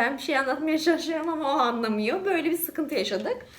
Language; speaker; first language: Turkish; native; Turkish